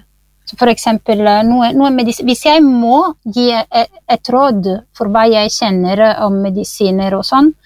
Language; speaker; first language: Norwegian; non-native, fluent; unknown